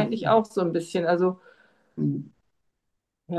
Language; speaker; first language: German; native; German